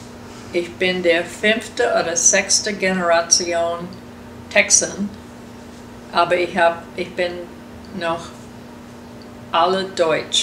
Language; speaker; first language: German; early bilingual, heritage; German